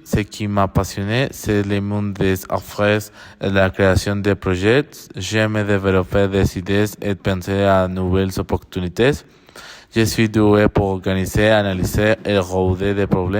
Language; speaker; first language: French; non-native, learner; Spanish